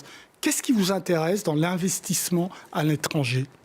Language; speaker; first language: French; native; French